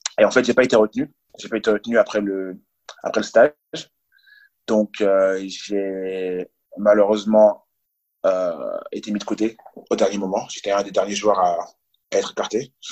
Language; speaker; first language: French; early bilingual, other home language; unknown